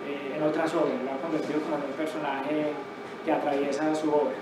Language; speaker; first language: Spanish; native; Spanish